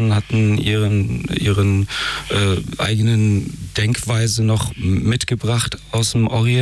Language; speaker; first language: German; early bilingual, other home language; Persian